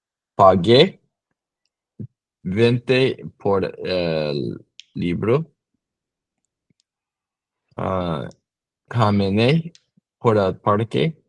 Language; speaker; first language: Spanish; non-native, learner; English